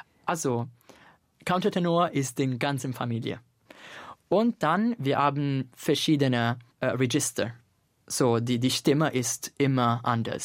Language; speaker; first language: German; non-native, fluent; Italian